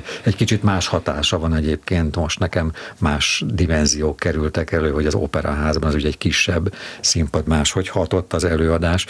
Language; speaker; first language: Hungarian; native; Hungarian